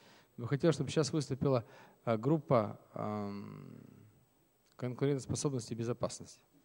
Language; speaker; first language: Russian; native; Russian